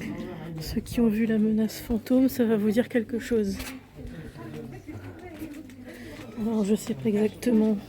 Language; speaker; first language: French; native; French